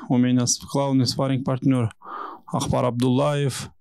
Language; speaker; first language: Russian; non-native, local second language; Kyrgyz